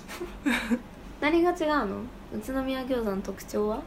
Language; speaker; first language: Japanese; native; Japanese